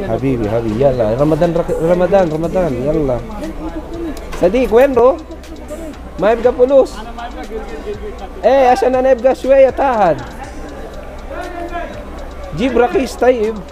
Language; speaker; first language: Arabic; non-native, learner; Filipino